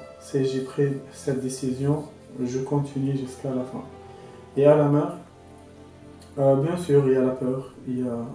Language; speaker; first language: French; non-native, local second language; Arabic